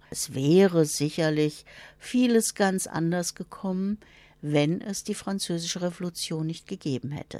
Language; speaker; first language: German; native; German